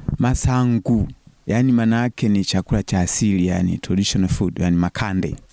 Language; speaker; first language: Swahili; non-native, local second language; Sukuma